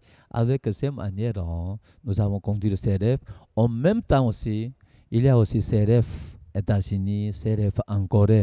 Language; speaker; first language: French; non-native, learner; Korean